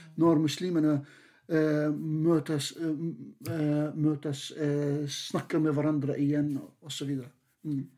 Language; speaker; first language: Norwegian; non-native, fluent; Arabic